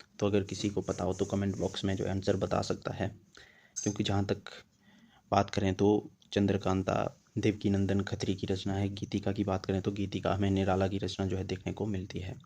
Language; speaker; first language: Hindi; native; Hindi